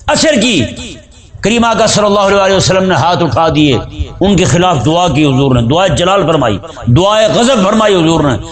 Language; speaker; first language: Urdu; native; Urdu